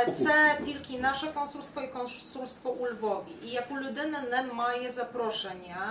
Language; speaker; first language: Ukrainian; non-native, fluent; Polish